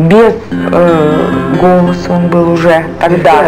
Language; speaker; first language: Russian; native; Russian